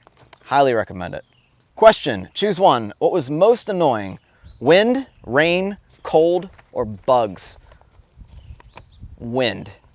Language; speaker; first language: English; native; English